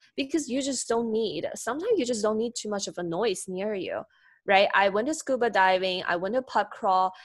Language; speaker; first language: English; non-native, fluent; Chinese